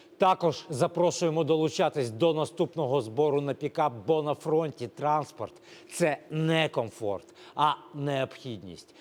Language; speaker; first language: Ukrainian; native; Ukrainian